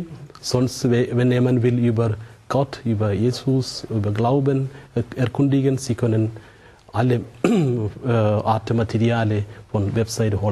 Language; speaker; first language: German; non-native, fluent; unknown